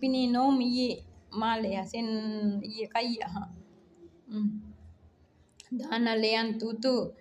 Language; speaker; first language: Arabic; non-native, learner; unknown